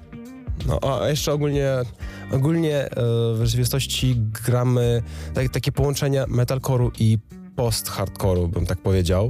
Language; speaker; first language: Polish; non-native, fluent; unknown